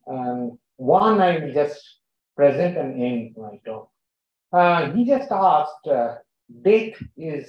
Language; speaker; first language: English; non-native, local second language; Bangla